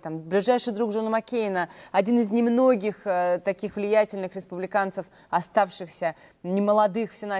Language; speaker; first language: Russian; native; Russian